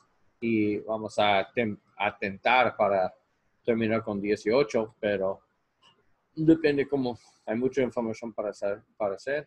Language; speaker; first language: Spanish; non-native, learner; English